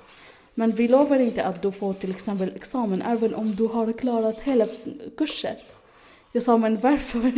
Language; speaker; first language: Swedish; non-native, fluent; Arabic